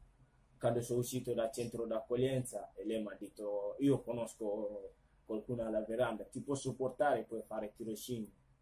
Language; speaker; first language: Italian; non-native, fluent; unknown